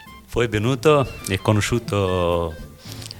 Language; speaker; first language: Italian; non-native, learner; Bangla